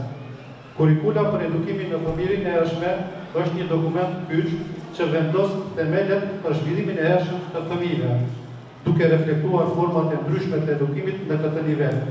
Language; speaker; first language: Albanian; native; Albanian